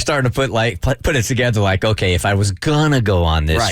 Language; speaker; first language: English; native; English